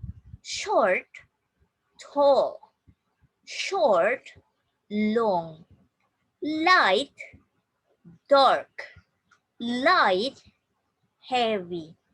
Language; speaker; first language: English; non-native, fluent; Indonesian